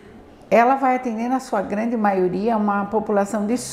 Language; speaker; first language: Portuguese; native; Portuguese